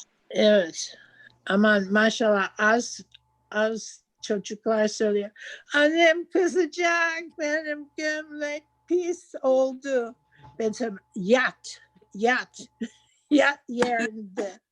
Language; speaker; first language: Turkish; non-native, learner; English